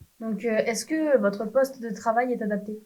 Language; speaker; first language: French; native; French